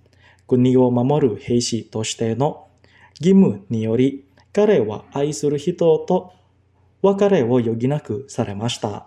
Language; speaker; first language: Japanese; non-native, fluent; Indonesian